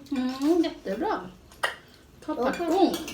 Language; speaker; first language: Swedish; non-native, learner; Thai